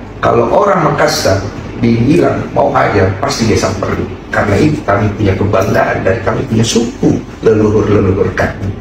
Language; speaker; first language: Indonesian; native; Indonesian